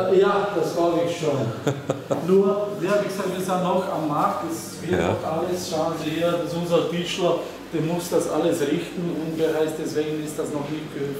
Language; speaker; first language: German; non-native, learner; Slovak